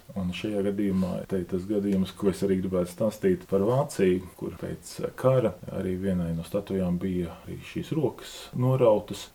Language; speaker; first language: Latvian; native; Latvian